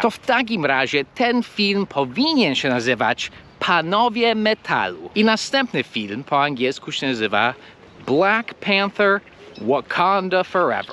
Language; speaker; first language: Polish; non-native, fluent; English